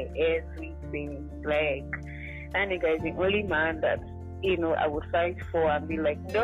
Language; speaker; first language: English; non-native, local second language; Yoruba